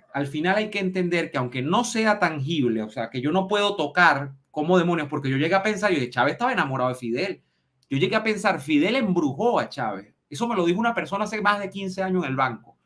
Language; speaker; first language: Spanish; native; Spanish